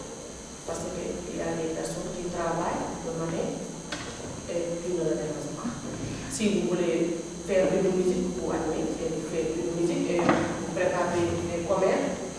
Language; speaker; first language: French; non-native, learner; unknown